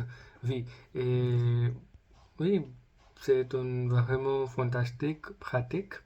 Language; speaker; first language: French; non-native, learner; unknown